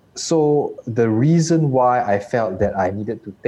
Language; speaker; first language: English; non-native, local second language; Chinese